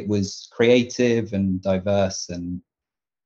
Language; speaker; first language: English; native; English